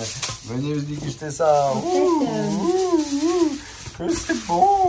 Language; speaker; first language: French; native; French